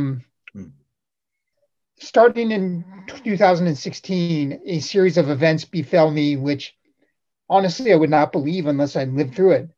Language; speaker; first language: English; native; English